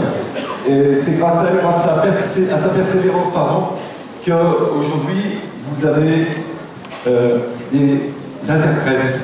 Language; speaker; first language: French; native; French